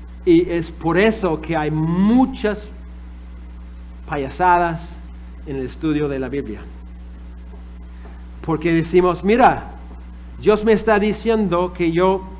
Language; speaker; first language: Spanish; non-native, fluent; English